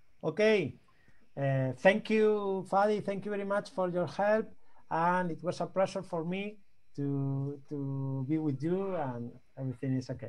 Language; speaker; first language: English; non-native, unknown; Spanish